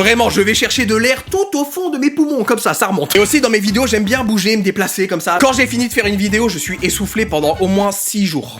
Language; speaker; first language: French; native; French